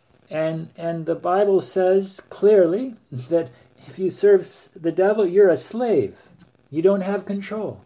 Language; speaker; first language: English; native; English